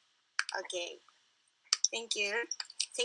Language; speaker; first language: English; non-native, learner; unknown